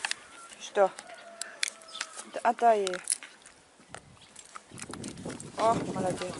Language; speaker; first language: Russian; non-native, fluent; German